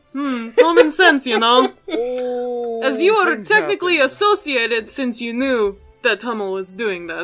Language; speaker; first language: English; native; English